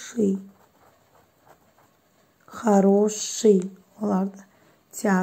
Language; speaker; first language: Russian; non-native, fluent; Azerbaijani